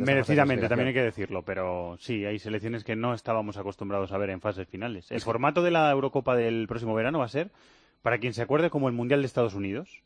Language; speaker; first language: Spanish; native; Spanish